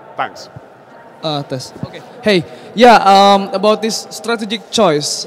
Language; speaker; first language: English; non-native, fluent; Czech